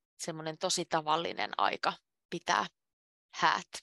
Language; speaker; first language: Finnish; native; Finnish